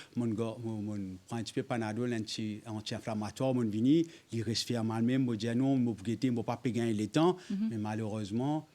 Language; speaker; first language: French; non-native, local second language; Morisyen